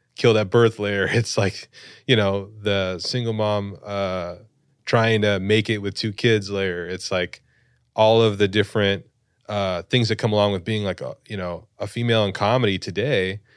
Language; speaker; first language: English; native; English